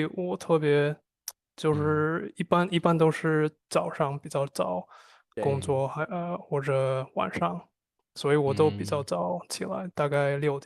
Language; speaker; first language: Chinese; non-native, fluent; English